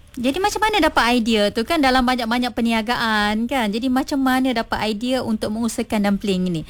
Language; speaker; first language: Malay; non-native, local second language; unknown